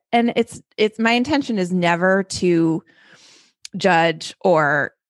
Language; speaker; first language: English; native; English